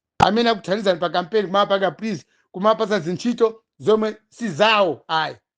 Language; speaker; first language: Nyanja; non-native, local second language; Tumbuka